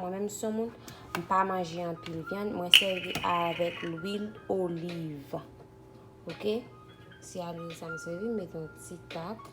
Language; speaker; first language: French; non-native, learner; Haitian Creole